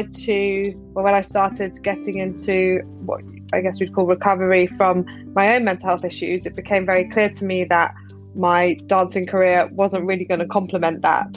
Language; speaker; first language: English; native; English